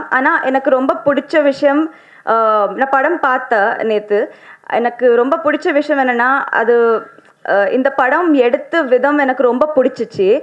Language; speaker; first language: Tamil; non-native, learner; Telugu